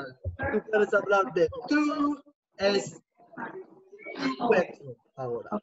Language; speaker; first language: Spanish; non-native, fluent; English